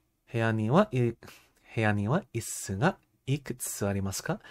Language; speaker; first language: Japanese; non-native, learner; English